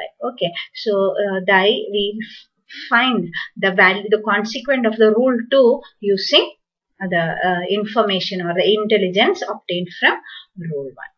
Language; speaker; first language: English; non-native, local second language; Malayalam